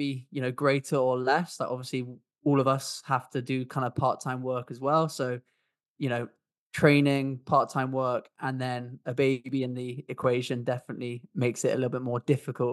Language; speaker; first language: English; native; English